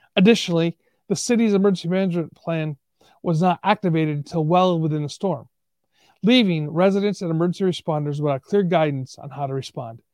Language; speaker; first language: English; native; English